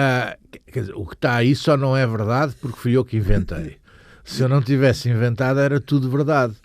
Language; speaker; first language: Portuguese; native; Portuguese